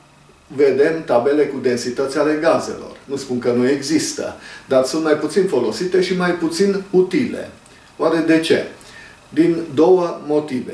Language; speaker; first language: Romanian; native; Romanian